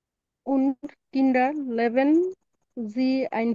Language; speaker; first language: German; non-native, learner; Bangla